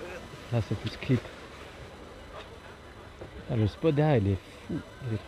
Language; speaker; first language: French; native; French